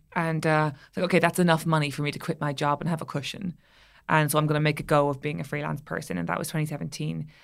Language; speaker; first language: English; native; English